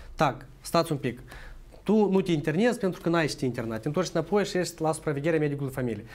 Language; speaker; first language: Romanian; native; Romanian